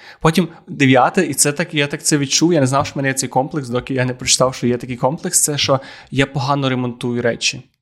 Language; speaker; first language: Ukrainian; native; Ukrainian